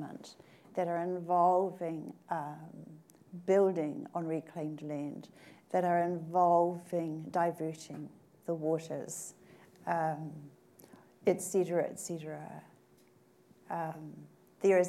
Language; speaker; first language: English; native; English